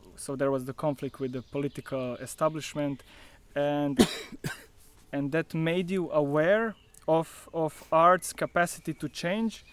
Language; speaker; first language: English; non-native, fluent; Croatian